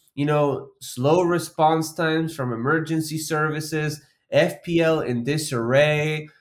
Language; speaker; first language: English; native; English